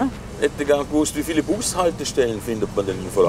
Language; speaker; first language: German; native; German